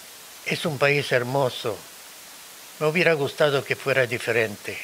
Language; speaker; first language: Spanish; non-native, fluent; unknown